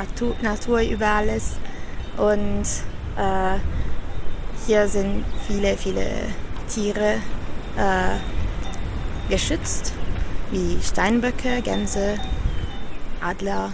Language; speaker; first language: German; non-native, fluent; Italian